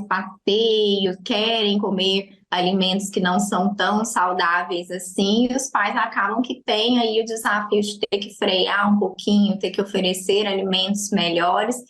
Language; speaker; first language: Portuguese; native; Portuguese